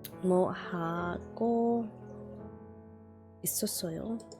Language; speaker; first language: Korean; non-native, learner; English